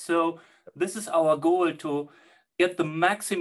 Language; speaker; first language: English; non-native, fluent; German